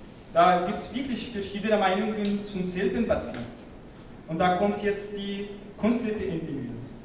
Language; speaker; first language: German; non-native, fluent; Arabic